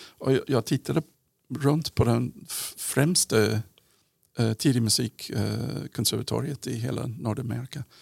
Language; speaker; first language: Swedish; non-native, fluent; English